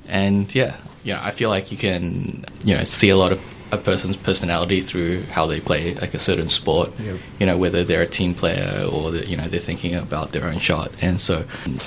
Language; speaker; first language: English; native; English